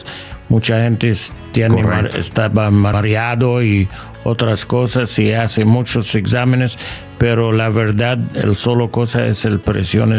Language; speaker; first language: Spanish; non-native, learner; English